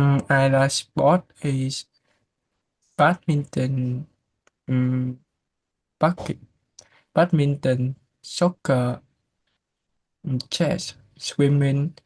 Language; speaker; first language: English; non-native, learner; Vietnamese